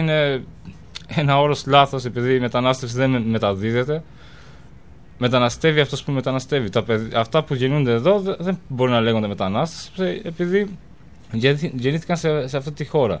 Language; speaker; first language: Greek; non-native, fluent; Albanian